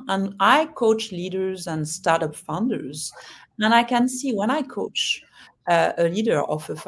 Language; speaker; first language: English; non-native, fluent; French